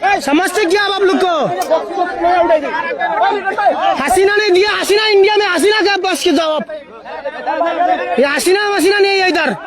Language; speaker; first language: Hindi; non-native, learner; Bangla